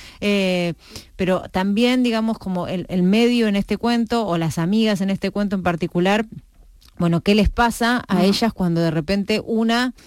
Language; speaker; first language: Spanish; native; Spanish